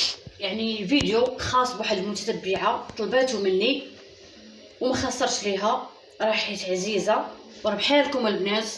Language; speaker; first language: Arabic; native; Arabic